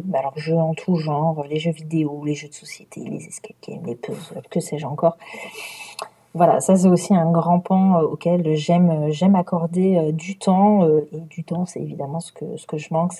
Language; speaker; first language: French; native; French